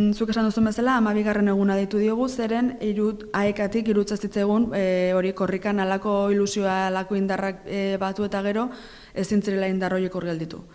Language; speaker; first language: Basque; native; Basque